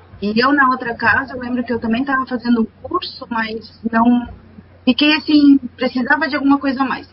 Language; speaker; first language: Portuguese; non-native, fluent; Spanish